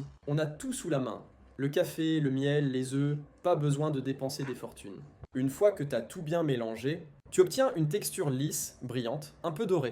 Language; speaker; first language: French; native; French